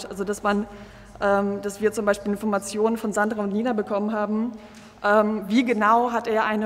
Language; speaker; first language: German; native; German